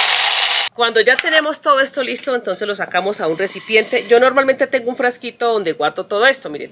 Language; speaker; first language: Spanish; native; Spanish